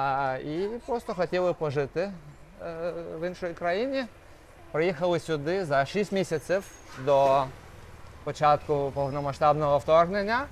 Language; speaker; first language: Ukrainian; non-native, local second language; Russian